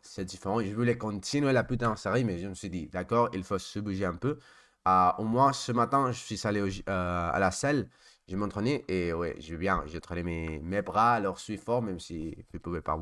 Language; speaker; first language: French; non-native, learner; Spanish